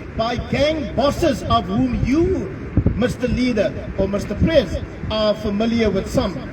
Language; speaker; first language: English; non-native, local second language; Afrikaans